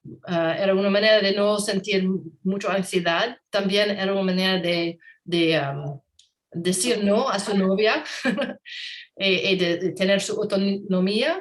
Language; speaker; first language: Spanish; non-native, learner; English